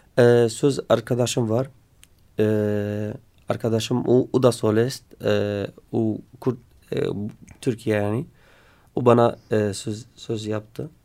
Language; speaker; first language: Turkish; non-native, learner; Kurdish